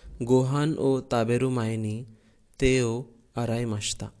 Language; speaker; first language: Japanese; non-native, fluent; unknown